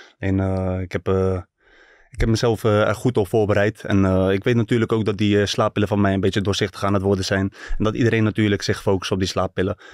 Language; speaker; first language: Dutch; early bilingual, other home language; Turkish